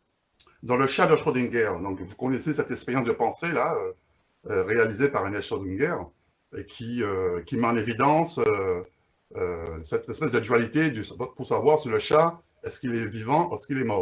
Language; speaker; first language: French; native; French